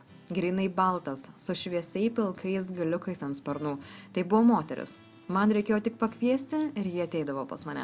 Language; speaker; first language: Lithuanian; native; Lithuanian